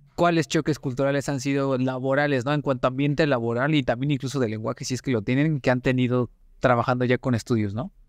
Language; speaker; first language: Spanish; native; Spanish